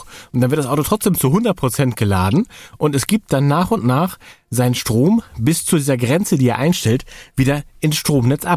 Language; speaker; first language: German; native; German